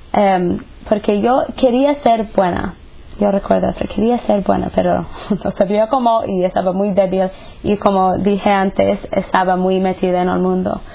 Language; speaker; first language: Spanish; non-native, fluent; English